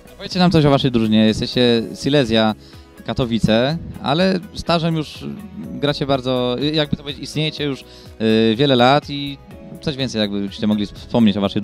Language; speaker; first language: Polish; native; Polish